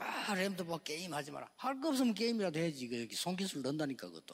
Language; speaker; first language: Korean; native; Korean